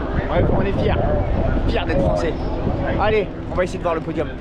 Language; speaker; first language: French; native; French